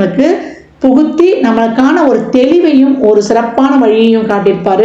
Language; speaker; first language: Tamil; native; Tamil